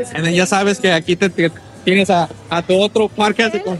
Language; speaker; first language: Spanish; early bilingual, heritage; Spanish